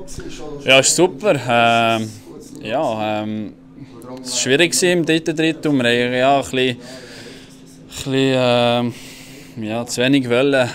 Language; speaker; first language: German; non-native, local second language; French